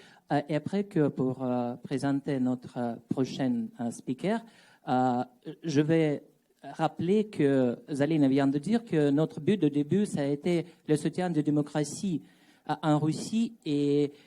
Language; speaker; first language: French; non-native, fluent; Russian